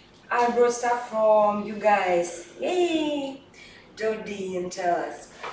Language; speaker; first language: English; non-native, fluent; Russian